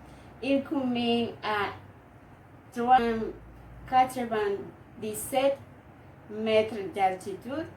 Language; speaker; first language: French; non-native, learner; Spanish